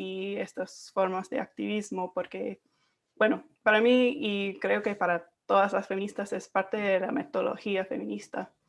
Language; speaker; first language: Spanish; non-native, fluent; English